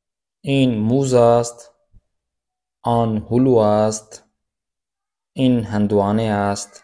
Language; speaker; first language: Persian; non-native, fluent; Urdu